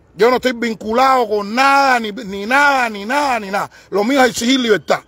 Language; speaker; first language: Spanish; native; Spanish